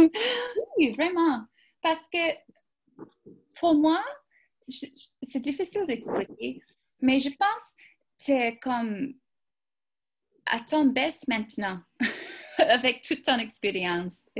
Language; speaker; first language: French; non-native, learner; English